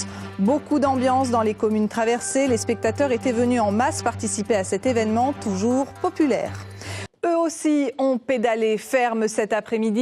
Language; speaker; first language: French; native; French